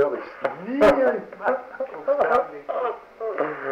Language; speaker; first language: German; non-native, learner; French